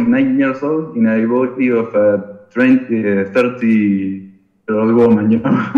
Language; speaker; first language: English; non-native, learner; Spanish